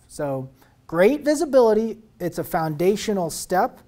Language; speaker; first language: English; native; English